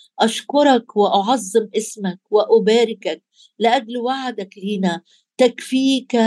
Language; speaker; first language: Arabic; native; Arabic